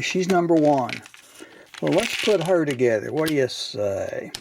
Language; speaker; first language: English; native; English